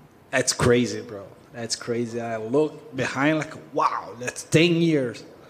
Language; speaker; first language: English; non-native, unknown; Portuguese